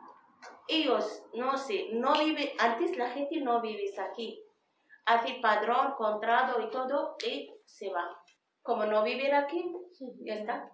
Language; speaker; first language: Spanish; non-native, learner; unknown